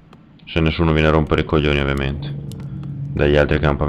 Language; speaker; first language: Italian; native; Italian